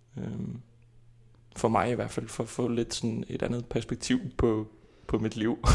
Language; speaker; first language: Danish; non-native, fluent; Icelandic